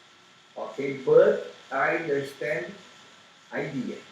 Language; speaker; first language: English; non-native, learner; Portuguese